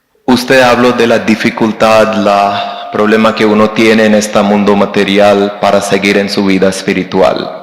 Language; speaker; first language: Spanish; non-native, fluent; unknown